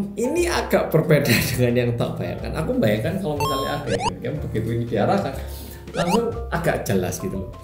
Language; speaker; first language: Indonesian; non-native, fluent; Korean